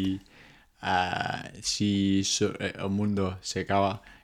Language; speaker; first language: Spanish; non-native, fluent; English